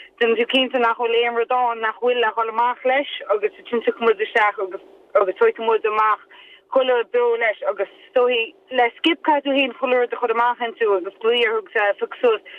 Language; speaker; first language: Irish; native; Irish